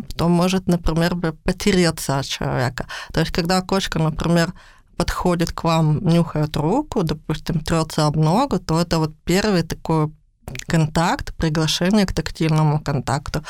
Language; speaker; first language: Russian; native; Russian